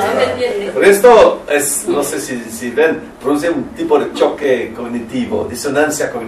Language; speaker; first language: Spanish; non-native, learner; French